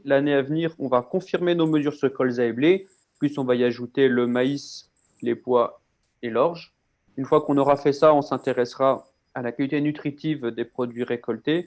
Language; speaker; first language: French; native; French